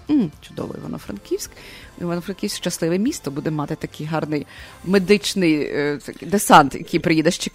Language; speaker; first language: Ukrainian; native; Ukrainian